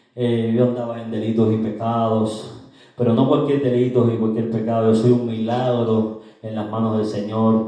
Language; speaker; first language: Spanish; native; Spanish